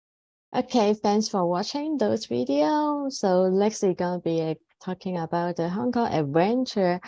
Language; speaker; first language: English; non-native, fluent; Cantonese